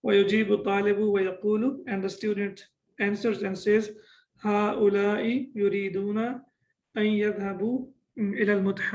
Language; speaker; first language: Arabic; non-native, fluent; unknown